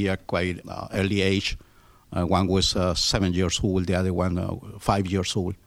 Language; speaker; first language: English; non-native, fluent; Spanish